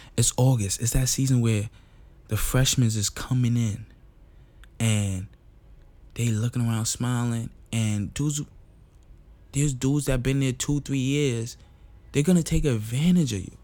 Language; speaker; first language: English; non-native, local second language; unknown